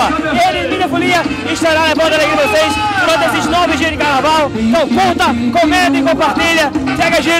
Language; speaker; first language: Portuguese; native; Portuguese